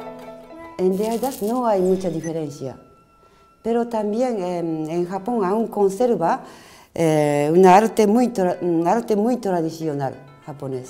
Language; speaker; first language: Spanish; non-native, learner; Japanese